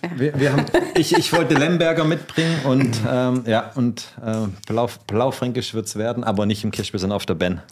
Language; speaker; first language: German; native; German